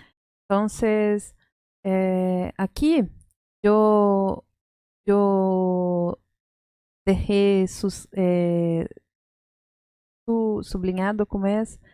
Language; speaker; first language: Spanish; non-native, fluent; Portuguese